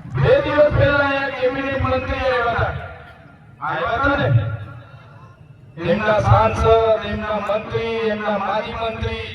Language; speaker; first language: Gujarati; non-native, local second language; Bhili